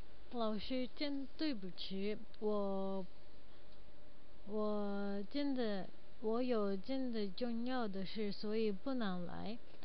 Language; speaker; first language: Chinese; non-native, learner; Japanese